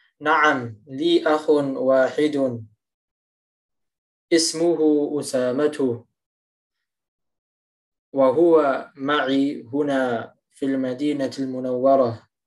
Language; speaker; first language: Arabic; non-native, fluent; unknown